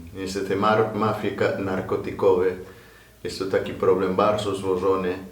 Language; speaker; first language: Polish; non-native, fluent; Spanish